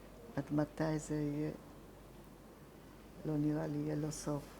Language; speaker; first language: Hebrew; non-native, fluent; Italian